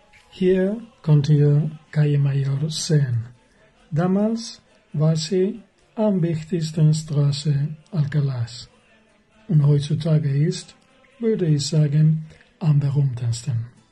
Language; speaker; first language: German; non-native, learner; Spanish